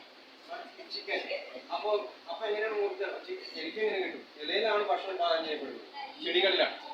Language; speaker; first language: Malayalam; native; Malayalam